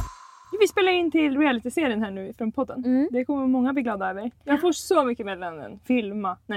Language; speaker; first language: Swedish; native; Swedish